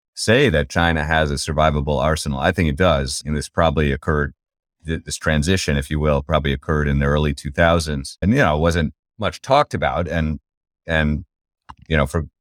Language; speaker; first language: English; native; English